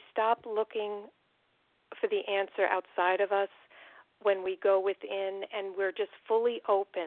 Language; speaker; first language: English; native; English